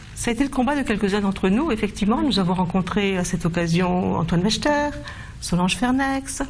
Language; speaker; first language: French; non-native, local second language; Swiss German